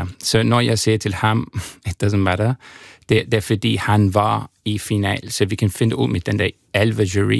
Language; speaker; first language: Danish; non-native, fluent; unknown